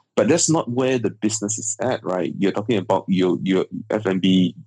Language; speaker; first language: English; native; English